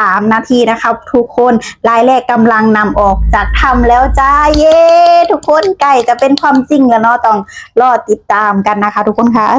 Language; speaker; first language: Thai; non-native, local second language; Lao